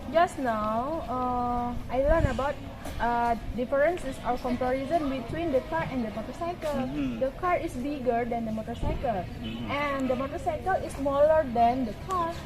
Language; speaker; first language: English; non-native, learner; Indonesian